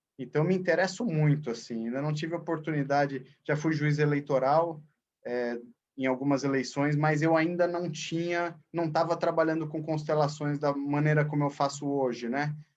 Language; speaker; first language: Portuguese; native; Portuguese